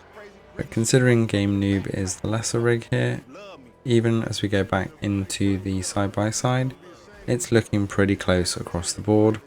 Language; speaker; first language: English; native; English